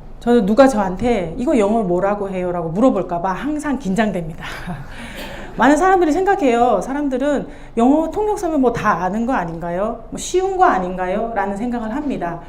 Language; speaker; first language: Korean; native; Korean